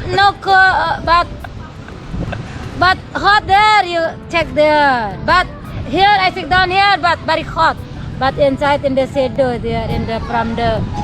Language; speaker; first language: English; non-native, learner; Sasak